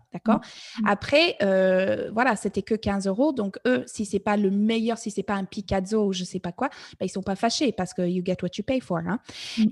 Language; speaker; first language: French; non-native, fluent; English